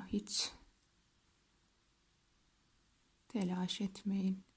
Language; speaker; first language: Turkish; native; Turkish